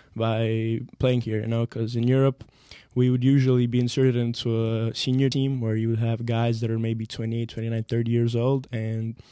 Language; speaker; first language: English; non-native, fluent; Serbian